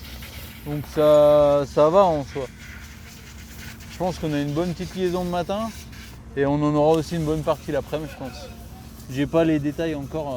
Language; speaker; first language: French; native; French